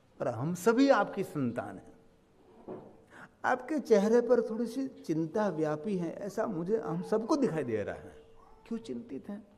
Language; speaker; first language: Hindi; non-native, local second language; Gujarati